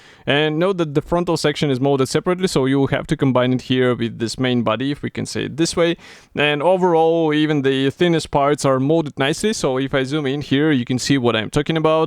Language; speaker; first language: English; non-native, fluent; Russian